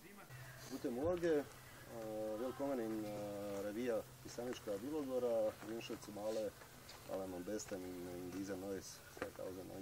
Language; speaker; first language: German; non-native, learner; Croatian